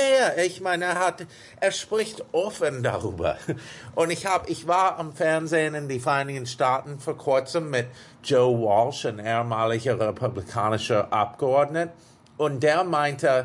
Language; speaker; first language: German; non-native, fluent; English